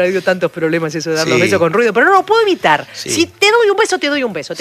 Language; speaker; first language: Spanish; native; Spanish